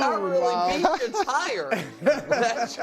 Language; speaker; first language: English; native; English